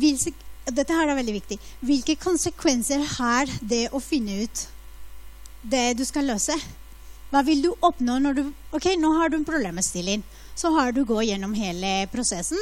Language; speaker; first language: Norwegian; non-native, fluent; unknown